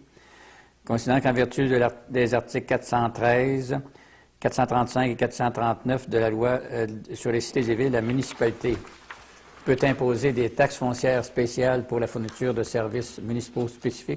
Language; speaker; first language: French; native; French